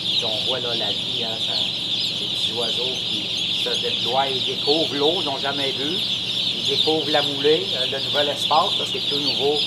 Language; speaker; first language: French; native; French